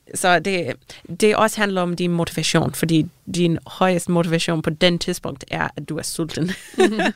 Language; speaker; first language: Danish; non-native, fluent; English